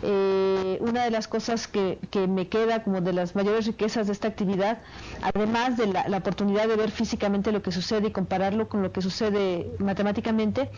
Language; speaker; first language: Spanish; native; Spanish